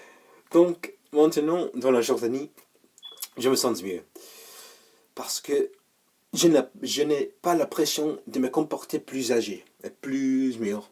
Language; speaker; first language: French; non-native, learner; English